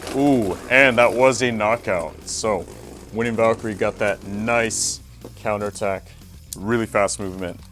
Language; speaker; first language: English; native; English